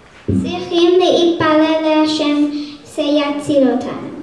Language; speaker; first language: Hebrew; non-native, learner; English